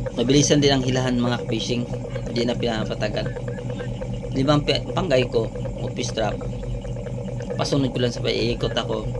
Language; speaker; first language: Filipino; non-native, local second language; Cebuano